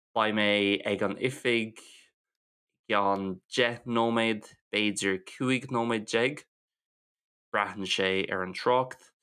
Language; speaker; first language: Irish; non-native, local second language; English